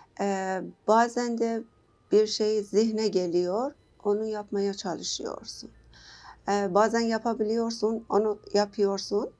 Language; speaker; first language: Turkish; non-native, learner; Persian